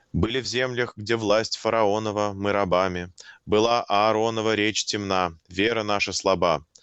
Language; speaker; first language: Russian; native; Russian